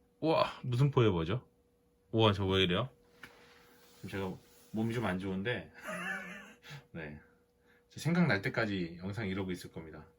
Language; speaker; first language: Korean; native; Korean